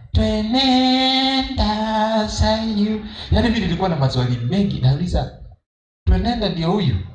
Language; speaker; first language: Swahili; non-native, local second language; Kamba